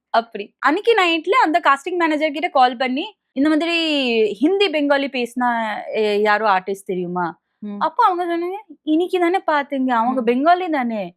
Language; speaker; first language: Tamil; non-native, local second language; Bangla